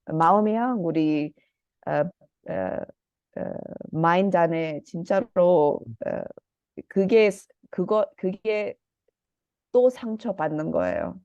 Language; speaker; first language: Korean; early bilingual, heritage; Korean